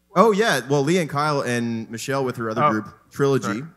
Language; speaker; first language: English; native; English